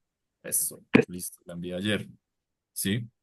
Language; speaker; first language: Spanish; non-native, fluent; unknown